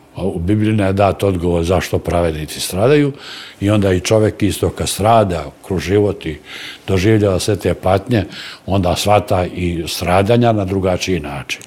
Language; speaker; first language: Serbian; native; Serbian